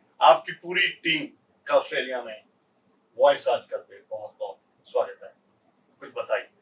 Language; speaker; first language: Hindi; native; Hindi